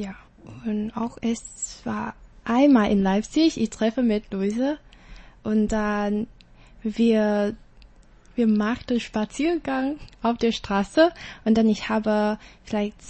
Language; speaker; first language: German; non-native, learner; Chinese